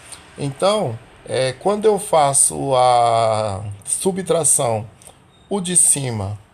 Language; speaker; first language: Portuguese; native; Portuguese